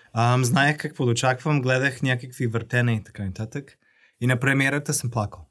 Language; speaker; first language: Bulgarian; non-native, fluent; English